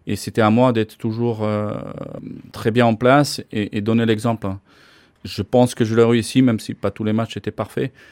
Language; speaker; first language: French; non-native, fluent; Slovak